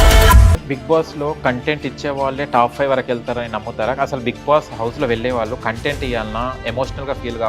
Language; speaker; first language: Telugu; native; Telugu